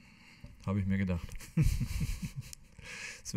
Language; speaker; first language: German; native; German